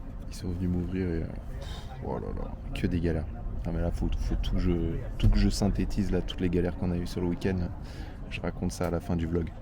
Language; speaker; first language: French; native; French